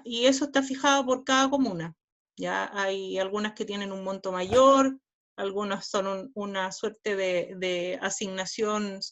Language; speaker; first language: Spanish; native; Spanish